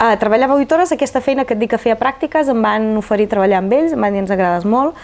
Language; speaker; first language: Catalan; non-native, fluent; Romanian